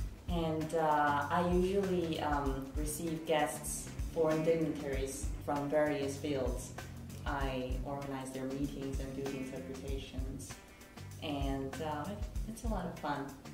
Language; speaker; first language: English; non-native, fluent; Korean